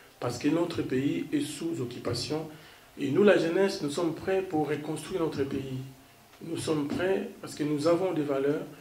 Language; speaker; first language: French; non-native, local second language; Kongo